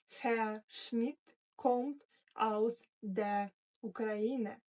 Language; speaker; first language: German; non-native, fluent; Ukrainian